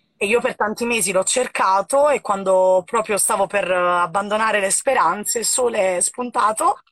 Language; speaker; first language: Italian; native; Italian